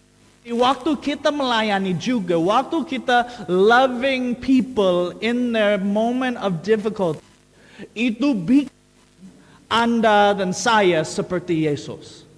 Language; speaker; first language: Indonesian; non-native, fluent; English